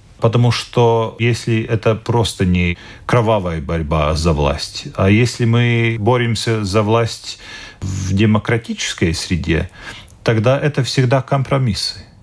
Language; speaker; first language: Russian; non-native, local second language; Latvian